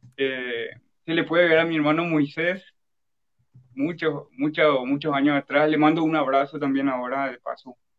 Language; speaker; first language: Spanish; native; Spanish